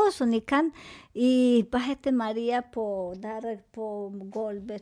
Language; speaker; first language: Swedish; non-native, fluent; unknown